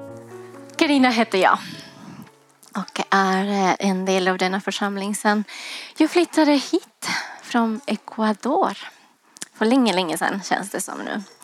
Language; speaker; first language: Swedish; non-native, fluent; Spanish